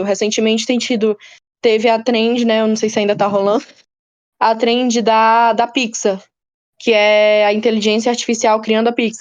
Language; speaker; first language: Portuguese; native; Portuguese